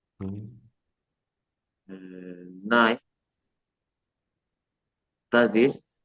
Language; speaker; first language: German; non-native, learner; Turkish